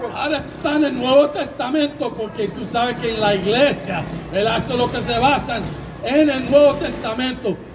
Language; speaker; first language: Spanish; early bilingual, heritage; Spanish